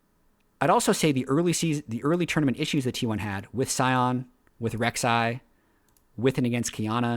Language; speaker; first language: English; native; English